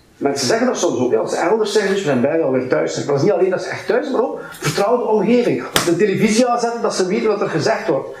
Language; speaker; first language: Dutch; native; Dutch